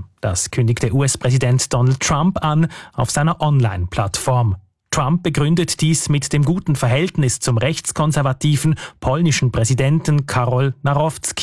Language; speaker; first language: German; native; German